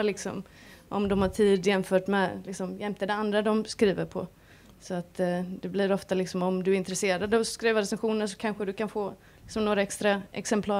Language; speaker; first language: Swedish; non-native, fluent; Icelandic